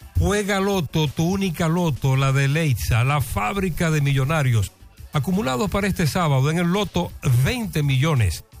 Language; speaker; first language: Spanish; native; Spanish